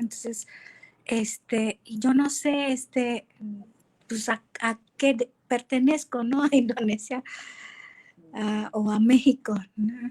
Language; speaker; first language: Spanish; non-native, fluent; Indonesian